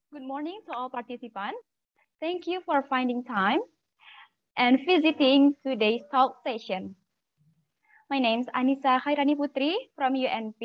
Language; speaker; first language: English; non-native, fluent; Indonesian